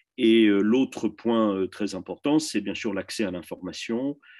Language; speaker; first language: French; native; French